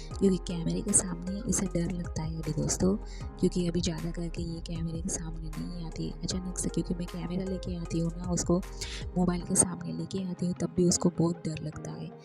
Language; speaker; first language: Hindi; non-native, local second language; Marathi